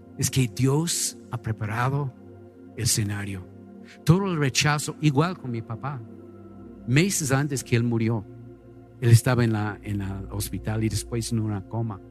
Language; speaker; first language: Spanish; non-native, fluent; English